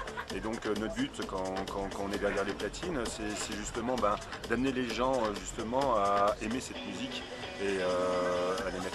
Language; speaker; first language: French; native; French